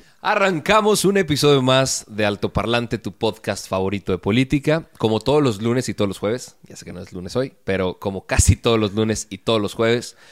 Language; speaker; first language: Spanish; native; Spanish